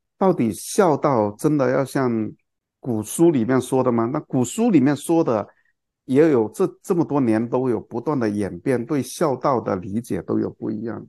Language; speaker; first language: Chinese; non-native, local second language; Cantonese